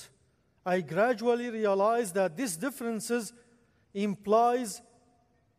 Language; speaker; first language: English; non-native, fluent; Arabic